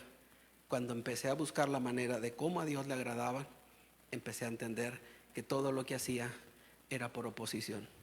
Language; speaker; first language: Spanish; native; Spanish